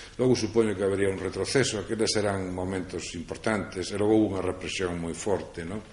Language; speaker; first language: Galician; non-native, local second language; Spanish